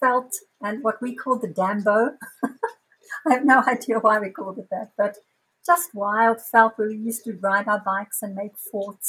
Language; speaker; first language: English; native; English